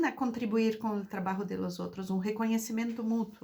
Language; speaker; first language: Spanish; non-native, fluent; Portuguese